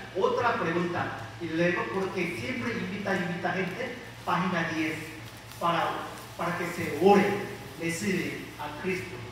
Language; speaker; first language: Spanish; non-native, learner; Korean